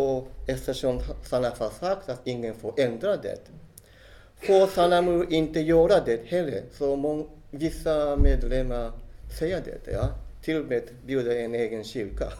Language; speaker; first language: Swedish; non-native, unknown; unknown